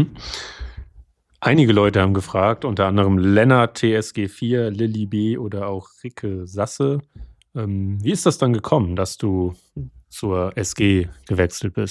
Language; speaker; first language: German; native; German